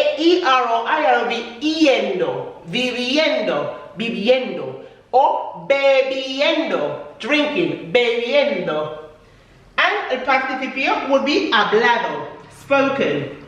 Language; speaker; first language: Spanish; non-native, fluent; English